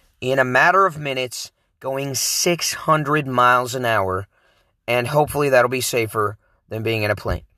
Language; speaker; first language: English; native; English